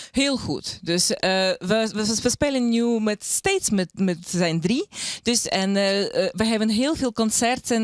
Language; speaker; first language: Dutch; non-native, learner; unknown